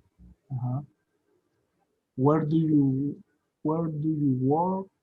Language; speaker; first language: English; non-native, learner; Spanish